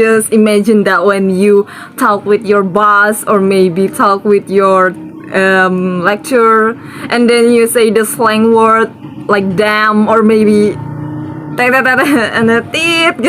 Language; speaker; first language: English; non-native, learner; Indonesian